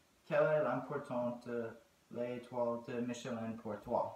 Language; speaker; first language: French; non-native, learner; English